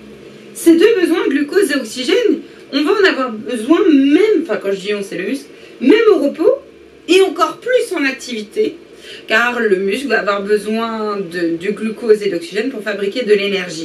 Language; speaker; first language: French; native; French